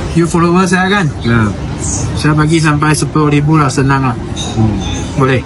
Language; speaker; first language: Malay; non-native, local second language; Chinese